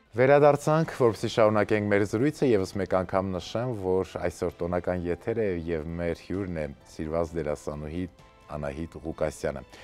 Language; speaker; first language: Armenian; native; Armenian